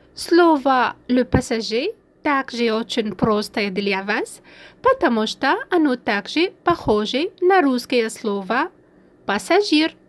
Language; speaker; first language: Russian; non-native, fluent; French